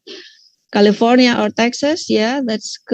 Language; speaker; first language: English; non-native, fluent; Indonesian